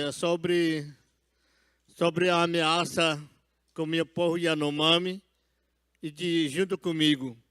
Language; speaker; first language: Portuguese; non-native, local second language; Yanomámi